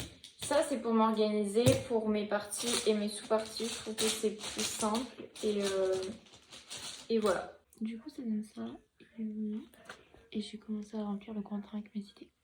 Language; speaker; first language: French; native; French